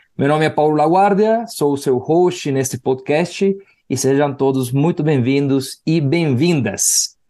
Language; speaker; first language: Portuguese; non-native, fluent; Spanish